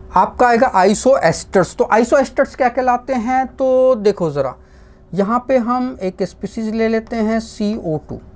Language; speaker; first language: Hindi; non-native, local second language; Gujarati